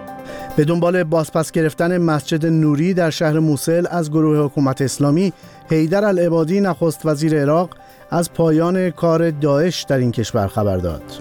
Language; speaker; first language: Persian; native; Persian